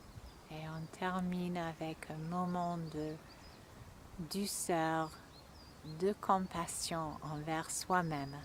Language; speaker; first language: French; non-native, fluent; English